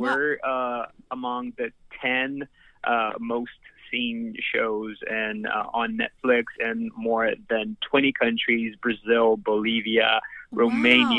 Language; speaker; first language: English; non-native, fluent; Portuguese